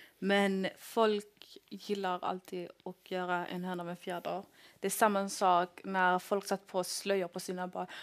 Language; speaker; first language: Swedish; early bilingual, other home language; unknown